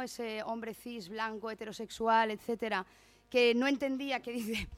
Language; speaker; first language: Spanish; native; Spanish